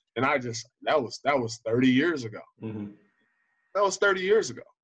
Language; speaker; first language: English; native; English